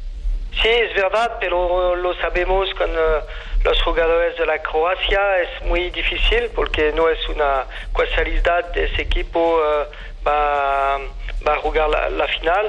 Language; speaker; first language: Spanish; non-native, fluent; French